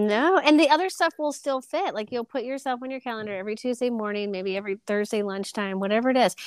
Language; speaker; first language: English; native; English